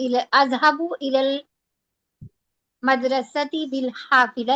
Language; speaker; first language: Arabic; non-native, learner; Urdu